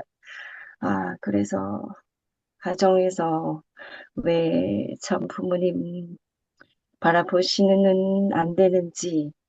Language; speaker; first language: Korean; non-native, learner; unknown